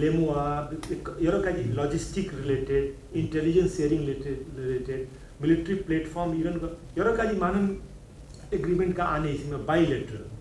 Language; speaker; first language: Korean; non-native, learner; Hindi